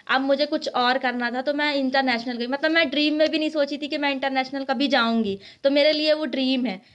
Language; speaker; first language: Hindi; native; Hindi